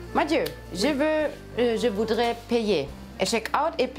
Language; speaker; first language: French; non-native, learner; German